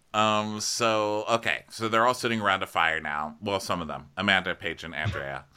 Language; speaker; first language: English; native; English